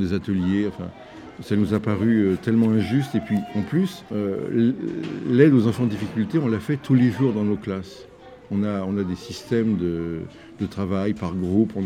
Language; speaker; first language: French; native; French